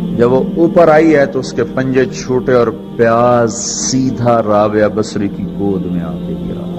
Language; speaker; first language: Urdu; non-native, local second language; Punjabi